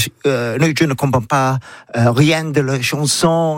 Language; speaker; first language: French; non-native, learner; English